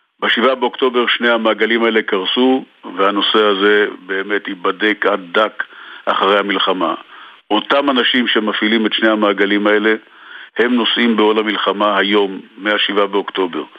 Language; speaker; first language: Hebrew; native; Hebrew